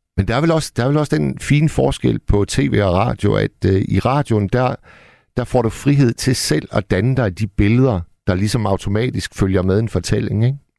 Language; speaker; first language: Danish; native; Danish